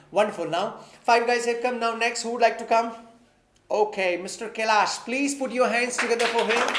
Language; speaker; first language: English; non-native, local second language; Hindi